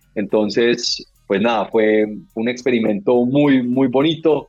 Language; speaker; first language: Spanish; native; Spanish